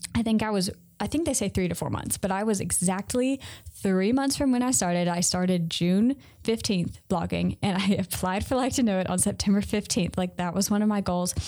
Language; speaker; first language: English; native; English